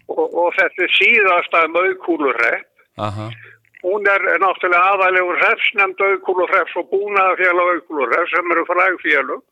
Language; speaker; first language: Icelandic; native; Icelandic